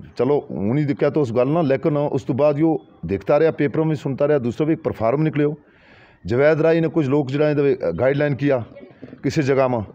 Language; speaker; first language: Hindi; non-native, local second language; Gujari